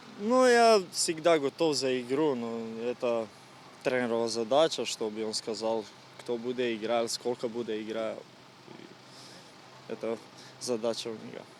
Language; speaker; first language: Russian; non-native, learner; Croatian